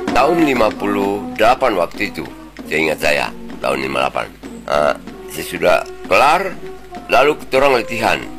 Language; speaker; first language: Indonesian; non-native, local second language; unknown